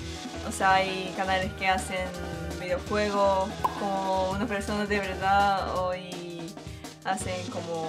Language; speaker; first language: Spanish; non-native, fluent; Japanese